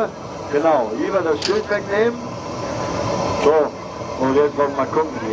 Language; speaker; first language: German; native; German